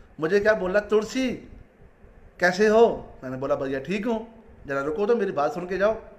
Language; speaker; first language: Hindi; non-native, local second language; Punjabi